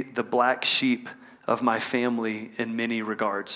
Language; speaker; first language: English; native; English